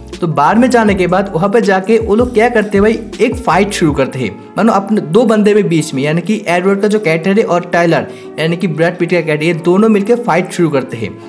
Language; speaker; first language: Hindi; non-native, local second language; Bangla